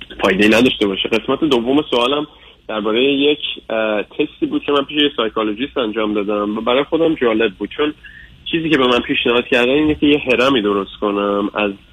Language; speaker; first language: Persian; early bilingual, other home language; English